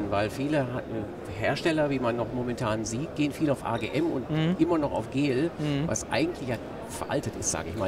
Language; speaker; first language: German; native; German